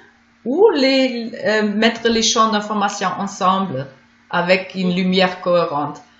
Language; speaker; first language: French; non-native, fluent; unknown